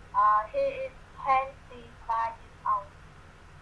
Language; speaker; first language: English; non-native, learner; Vietnamese